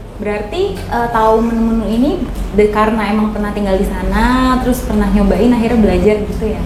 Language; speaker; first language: Indonesian; native; Indonesian